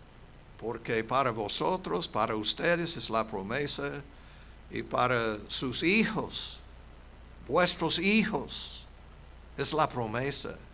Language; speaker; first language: Spanish; non-native, fluent; English